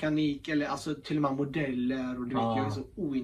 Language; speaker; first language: Swedish; early bilingual, other home language; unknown